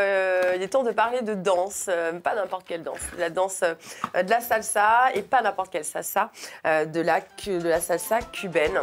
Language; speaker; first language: French; native; French